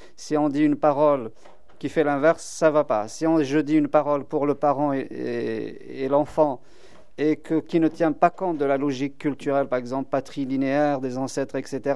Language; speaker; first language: French; non-native, local second language; Kabyle